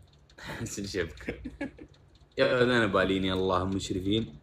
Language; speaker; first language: Arabic; native; Arabic